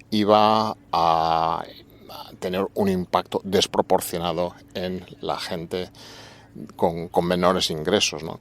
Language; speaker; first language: Spanish; native; Spanish